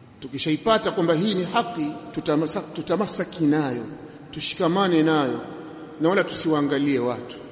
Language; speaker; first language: Swahili; native; Swahili